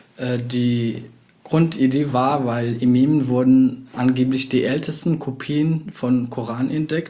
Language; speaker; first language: German; non-native, fluent; Arabic